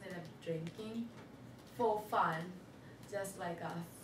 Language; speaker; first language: English; non-native, learner; Japanese